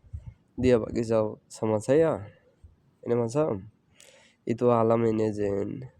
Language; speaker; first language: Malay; non-native, learner; Bangla